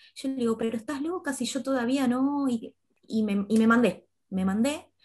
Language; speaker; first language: Spanish; native; Spanish